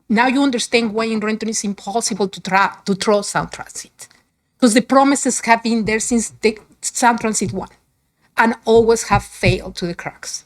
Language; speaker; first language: English; non-native, fluent; Spanish